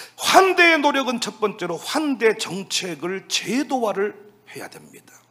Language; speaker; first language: Korean; native; Korean